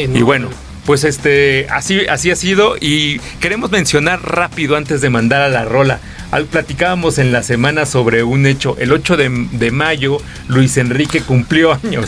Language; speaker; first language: Spanish; native; Spanish